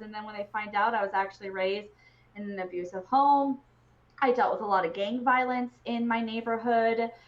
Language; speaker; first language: English; native; English